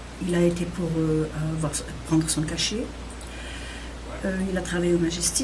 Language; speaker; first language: French; non-native, local second language; Kabyle